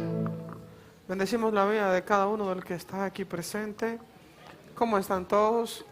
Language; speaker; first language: Spanish; native; Spanish